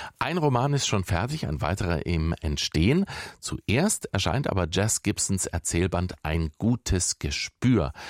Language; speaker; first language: German; native; German